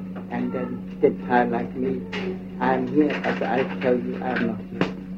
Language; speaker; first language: English; non-native, learner; Vietnamese